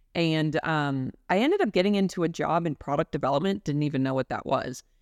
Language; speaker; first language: English; native; English